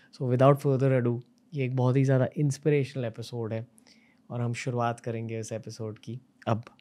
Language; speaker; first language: Hindi; native; Hindi